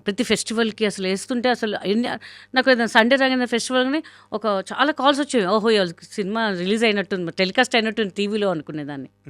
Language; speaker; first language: Telugu; non-native, local second language; Hindi